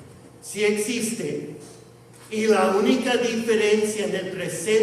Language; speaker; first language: Spanish; non-native, fluent; English